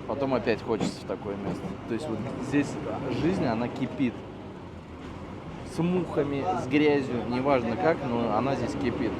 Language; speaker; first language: Russian; native; Russian